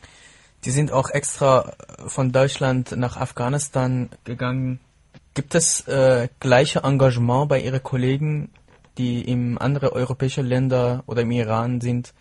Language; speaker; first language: German; non-native, fluent; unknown